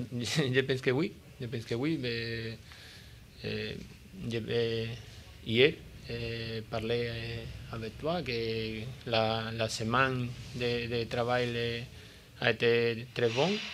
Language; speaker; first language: French; non-native, learner; Spanish